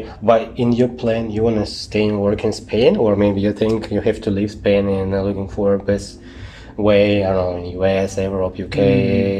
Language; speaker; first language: English; non-native, learner; Russian